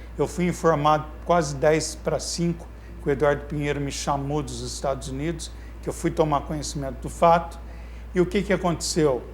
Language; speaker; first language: Portuguese; native; Portuguese